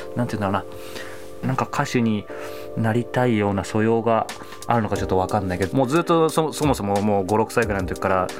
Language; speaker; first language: Japanese; native; Japanese